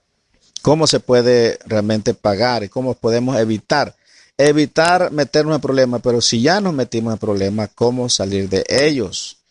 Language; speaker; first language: Spanish; native; Spanish